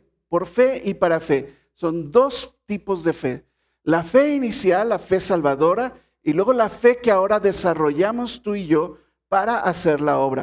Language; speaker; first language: Spanish; native; Spanish